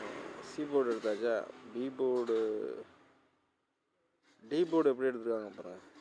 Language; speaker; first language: Tamil; native; Tamil